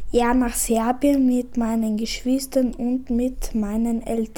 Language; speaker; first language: German; early bilingual, other home language; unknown